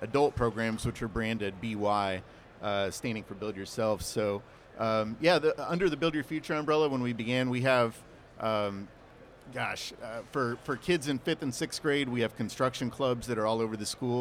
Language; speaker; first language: English; native; English